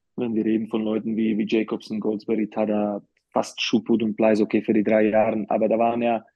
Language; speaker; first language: German; non-native, fluent; Slovak